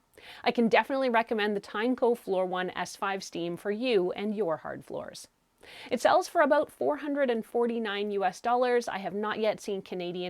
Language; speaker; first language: English; native; English